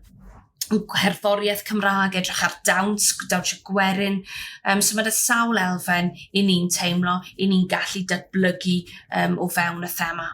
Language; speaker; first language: Welsh; native; Welsh